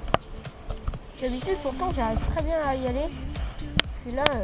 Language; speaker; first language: French; native; French